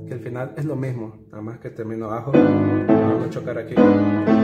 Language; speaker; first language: Spanish; native; Spanish